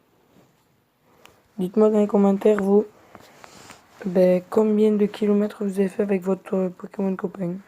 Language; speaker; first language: French; native; French